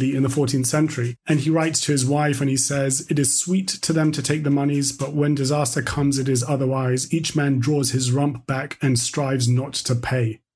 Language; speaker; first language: English; native; English